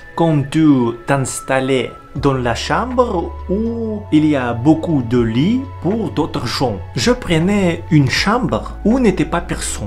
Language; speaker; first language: French; non-native, learner; Russian